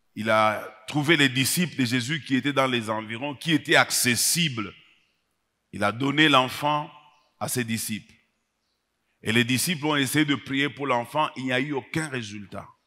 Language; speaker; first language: French; non-native, local second language; Swahili